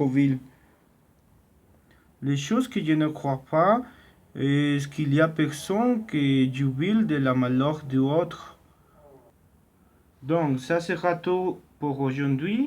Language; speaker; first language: French; non-native, learner; Spanish